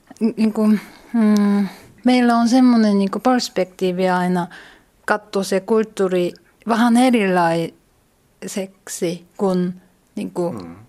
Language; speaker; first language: Finnish; non-native, learner; Korean